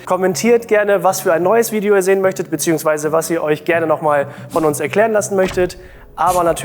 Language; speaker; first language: German; native; German